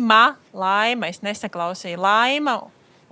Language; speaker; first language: Latvian; native; Latvian